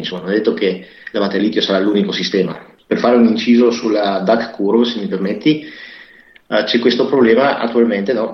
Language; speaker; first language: Italian; native; Italian